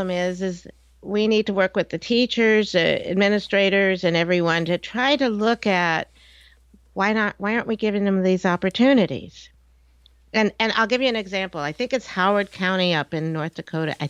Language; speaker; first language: English; native; English